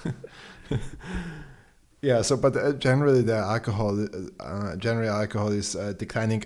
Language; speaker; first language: English; non-native, fluent; German